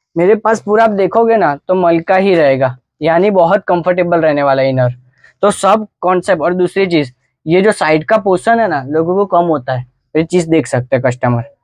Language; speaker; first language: Hindi; non-native, local second language; Gujarati